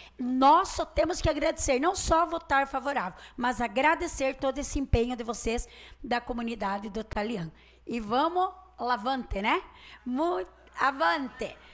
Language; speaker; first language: Portuguese; native; Portuguese